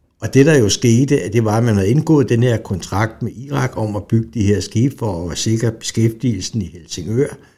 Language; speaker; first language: Danish; native; Danish